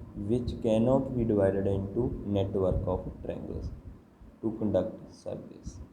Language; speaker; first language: English; non-native, local second language; Punjabi